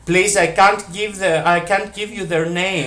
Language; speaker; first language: English; non-native, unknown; Greek